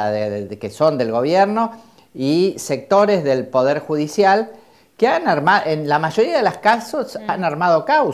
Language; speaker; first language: Spanish; native; Spanish